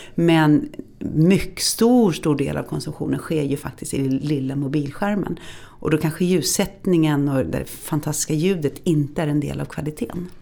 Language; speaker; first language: Swedish; native; Swedish